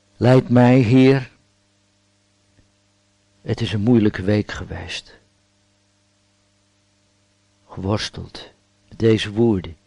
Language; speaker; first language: Dutch; native; Dutch